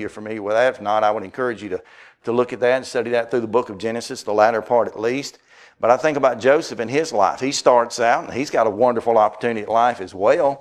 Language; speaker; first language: English; native; English